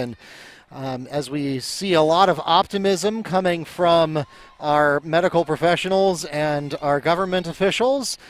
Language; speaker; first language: English; native; English